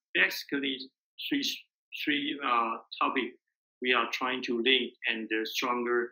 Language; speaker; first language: English; non-native, learner; Chinese